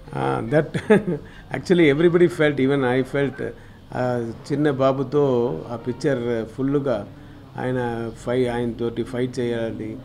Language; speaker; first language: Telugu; non-native, learner; Tamil